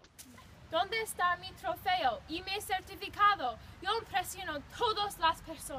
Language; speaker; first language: Spanish; non-native, learner; English